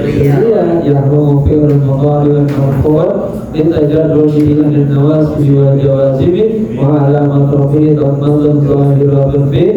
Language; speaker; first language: Arabic; non-native, fluent; Indonesian